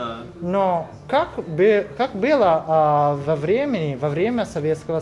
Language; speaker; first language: Russian; non-native, learner; Italian